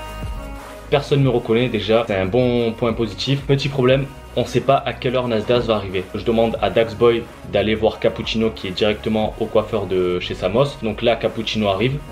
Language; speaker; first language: French; native; French